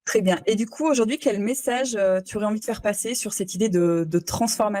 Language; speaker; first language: French; native; French